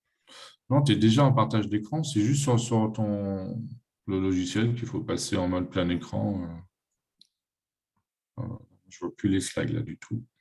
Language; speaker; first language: French; native; French